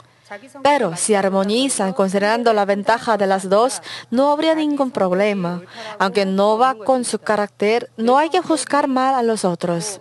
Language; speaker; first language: Spanish; non-native, learner; Korean